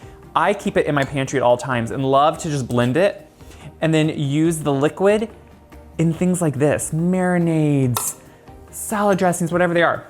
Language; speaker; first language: English; native; English